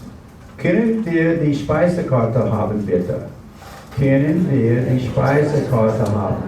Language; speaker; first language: German; non-native, learner; English